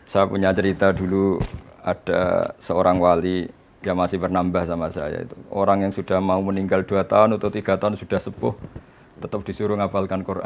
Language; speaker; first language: Indonesian; non-native, local second language; Javanese